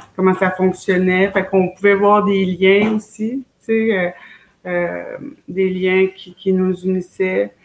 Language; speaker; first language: French; native; French